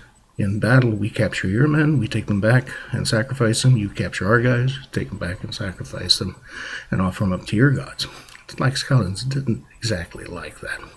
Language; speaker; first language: English; native; English